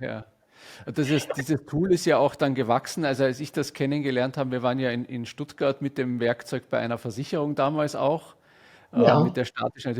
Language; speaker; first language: German; native; German